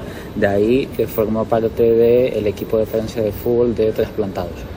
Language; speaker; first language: Spanish; native; Spanish